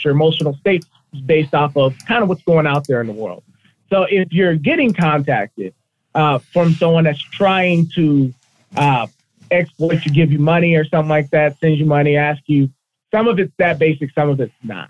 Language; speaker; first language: English; native; English